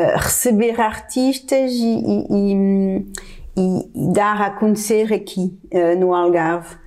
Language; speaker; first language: Portuguese; non-native, fluent; French